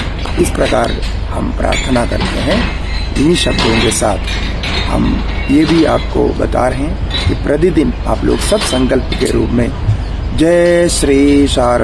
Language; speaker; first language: Hindi; non-native, local second language; Malayalam